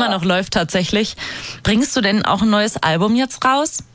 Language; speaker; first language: German; native; German